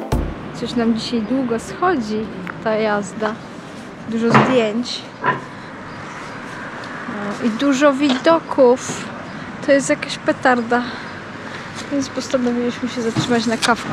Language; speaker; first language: Polish; native; Polish